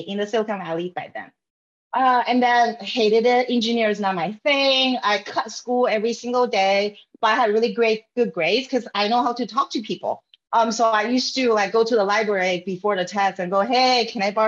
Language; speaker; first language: English; non-native, fluent; Chinese